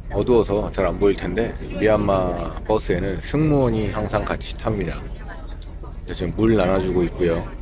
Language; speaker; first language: Korean; native; Korean